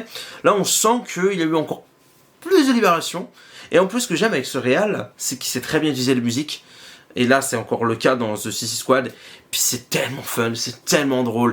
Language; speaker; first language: French; native; French